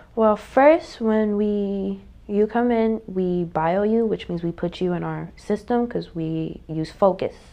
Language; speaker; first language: English; native; English